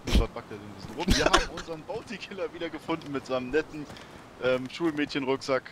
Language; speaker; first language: German; native; German